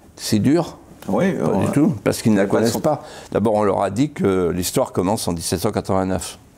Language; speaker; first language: French; native; French